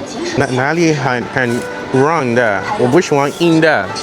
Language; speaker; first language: Chinese; non-native, learner; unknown